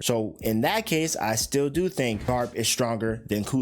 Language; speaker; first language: English; native; English